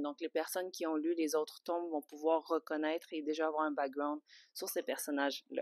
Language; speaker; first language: French; native; French